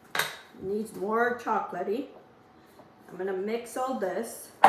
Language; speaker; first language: English; non-native, fluent; Portuguese